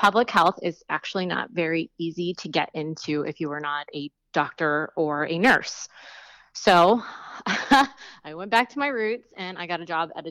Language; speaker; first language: English; native; English